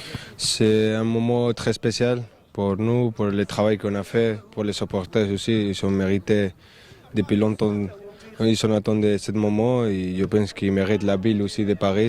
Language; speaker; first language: French; early bilingual, heritage; French